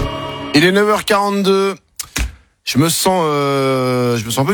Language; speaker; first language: French; native; French